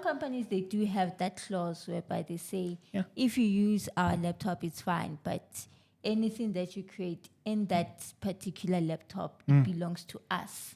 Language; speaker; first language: English; non-native, local second language; Zulu